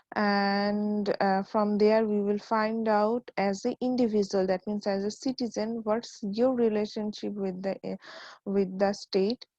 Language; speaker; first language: English; non-native, local second language; Bangla